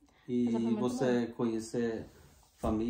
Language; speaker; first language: Portuguese; non-native, fluent; Norwegian